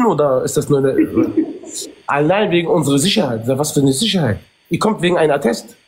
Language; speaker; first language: German; early bilingual, other home language; Arabic